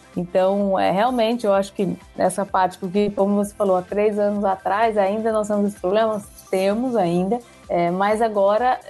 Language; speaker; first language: Portuguese; native; Portuguese